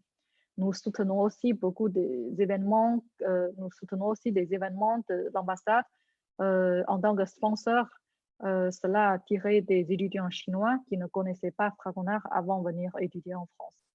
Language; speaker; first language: French; non-native, fluent; Chinese